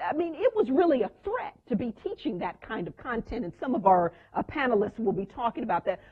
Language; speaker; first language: English; native; English